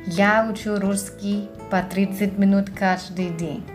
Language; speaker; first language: Russian; non-native, fluent; Thai